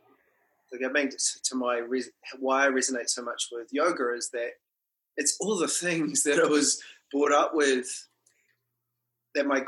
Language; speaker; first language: English; non-native, local second language; Māori